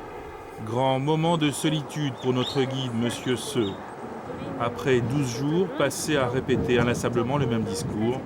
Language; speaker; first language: French; native; French